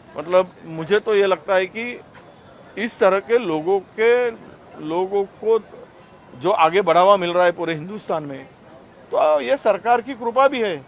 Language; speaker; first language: Hindi; non-native, local second language; Marathi